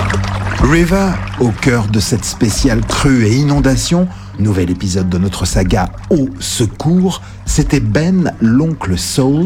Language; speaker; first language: French; native; French